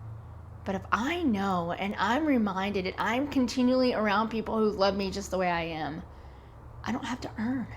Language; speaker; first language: English; native; English